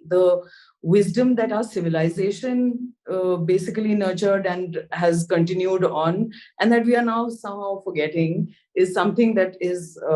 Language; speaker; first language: English; non-native, local second language; Hindi